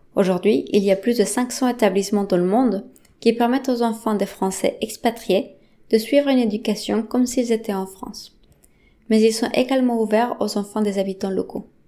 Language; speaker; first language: French; non-native, fluent; Spanish